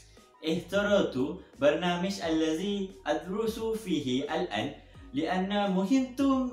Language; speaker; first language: Arabic; non-native, learner; Malay